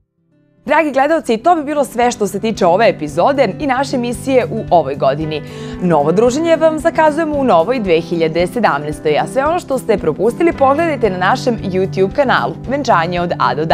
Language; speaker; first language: Croatian; native; Croatian